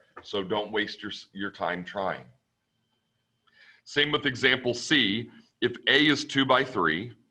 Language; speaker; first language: English; native; English